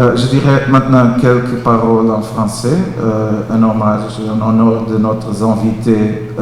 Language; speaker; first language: French; non-native, fluent; Portuguese